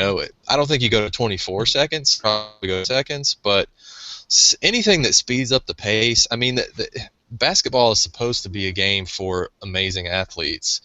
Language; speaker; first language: English; native; English